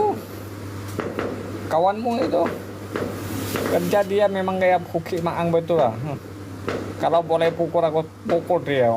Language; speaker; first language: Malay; non-native, local second language; Hakka Chinese